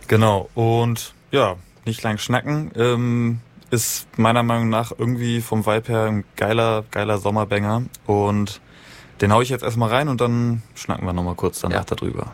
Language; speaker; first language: German; native; German